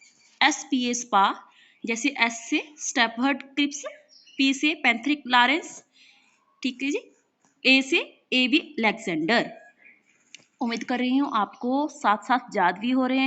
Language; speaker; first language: Hindi; non-native, local second language; Punjabi